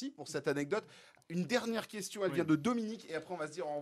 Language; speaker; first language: French; native; French